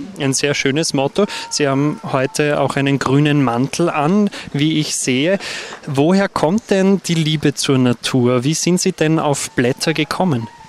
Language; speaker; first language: German; native; German